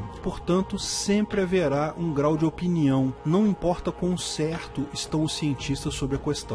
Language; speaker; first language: Portuguese; native; Portuguese